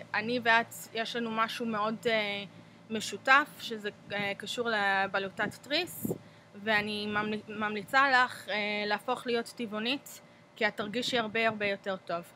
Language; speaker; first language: Hebrew; early bilingual, heritage; Hebrew